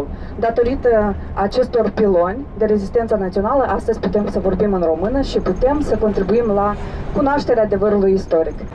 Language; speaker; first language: Romanian; native; Romanian